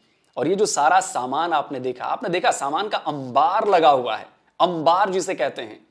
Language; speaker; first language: Hindi; native; Hindi